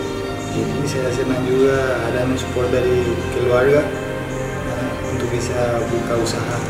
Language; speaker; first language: Indonesian; non-native, fluent; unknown